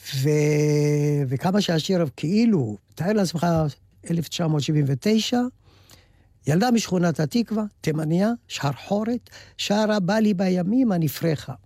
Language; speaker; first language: Hebrew; native; Hebrew